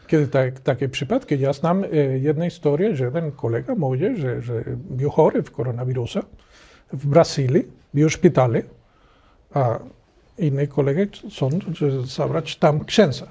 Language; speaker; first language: Polish; non-native, learner; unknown